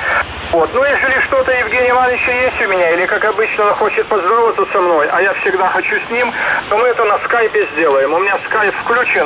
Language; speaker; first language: Russian; native; Russian